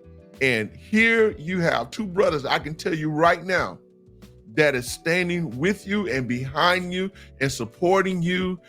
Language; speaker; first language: English; native; English